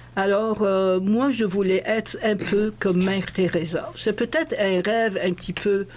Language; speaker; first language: French; non-native, local second language; Arabic